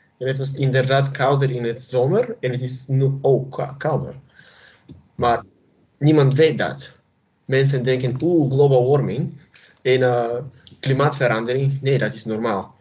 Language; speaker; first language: Dutch; non-native, learner; Bulgarian